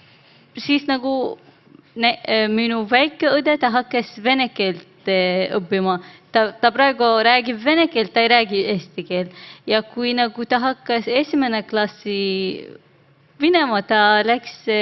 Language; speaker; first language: Estonian; non-native, learner; Arabic